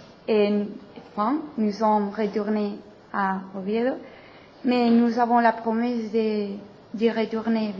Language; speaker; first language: French; non-native, learner; Spanish